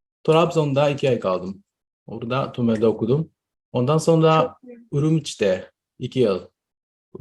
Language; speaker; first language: Turkish; non-native, fluent; Japanese